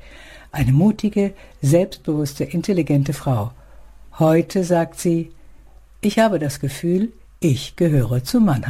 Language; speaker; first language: German; native; German